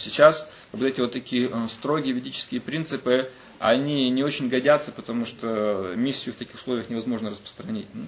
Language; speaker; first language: Russian; native; Russian